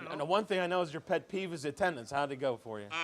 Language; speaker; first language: English; native; English